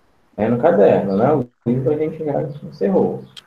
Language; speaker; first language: Portuguese; native; Portuguese